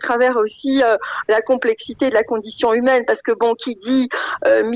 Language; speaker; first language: French; non-native, local second language; Arabic